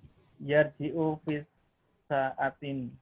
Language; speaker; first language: Arabic; non-native, learner; Indonesian